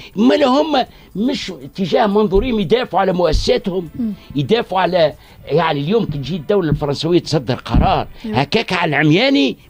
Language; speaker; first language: Arabic; native; Arabic